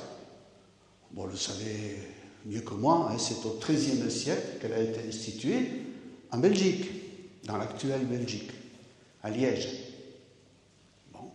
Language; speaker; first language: French; native; French